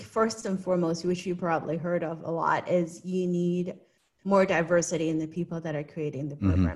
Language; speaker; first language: English; non-native, local second language; Cantonese